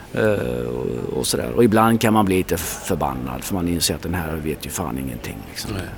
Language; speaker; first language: Swedish; native; Swedish